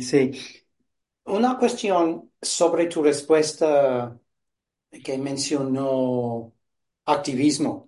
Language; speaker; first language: Spanish; non-native, fluent; English